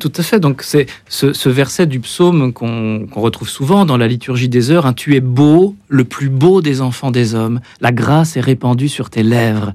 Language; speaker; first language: French; native; French